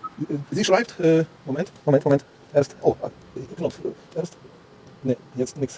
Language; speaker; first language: German; non-native, learner; Ukrainian